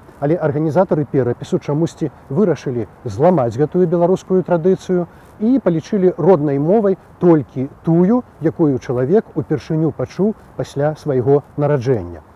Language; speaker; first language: Belarusian; native; Belarusian